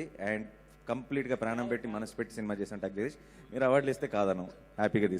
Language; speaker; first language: Telugu; native; Telugu